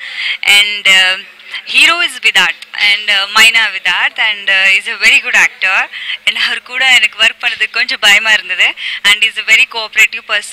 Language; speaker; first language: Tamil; non-native, learner; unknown